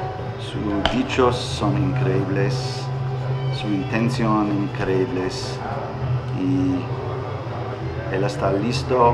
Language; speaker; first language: Spanish; non-native, learner; English